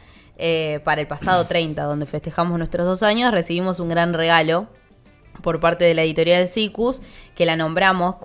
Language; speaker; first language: Spanish; native; Spanish